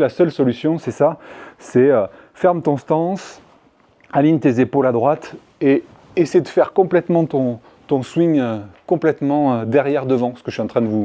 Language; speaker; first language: French; native; French